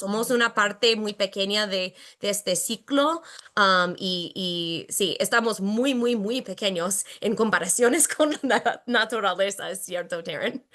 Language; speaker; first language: Spanish; non-native, fluent; English